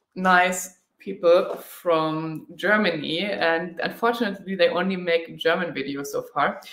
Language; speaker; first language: English; non-native, fluent; German